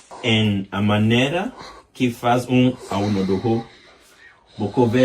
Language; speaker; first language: Portuguese; non-native, learner; English